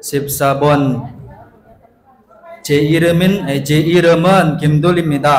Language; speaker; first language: Korean; non-native, fluent; Indonesian